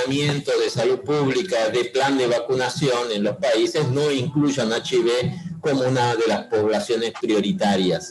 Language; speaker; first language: Spanish; native; Spanish